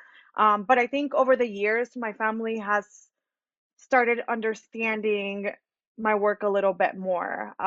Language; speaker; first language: English; early bilingual, other home language; Spanish